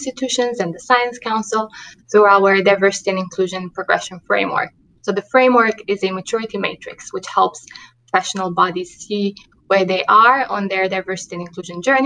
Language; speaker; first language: English; non-native, fluent; Romanian